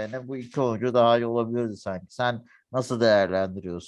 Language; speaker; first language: Turkish; native; Turkish